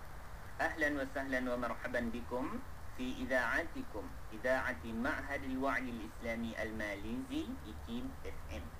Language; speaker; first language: Arabic; non-native, fluent; Malay